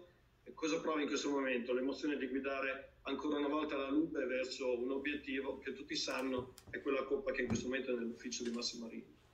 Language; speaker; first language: Italian; native; Italian